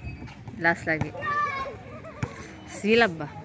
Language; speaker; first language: Malay; native; Malay